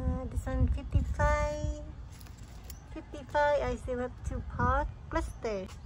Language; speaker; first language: English; non-native, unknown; Vietnamese